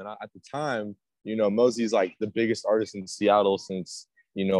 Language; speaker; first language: English; native; English